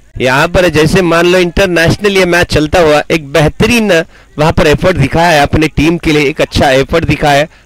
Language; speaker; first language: Hindi; non-native, local second language; Marathi